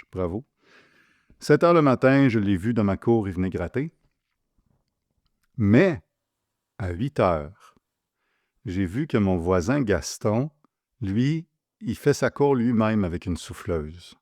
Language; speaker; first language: French; native; French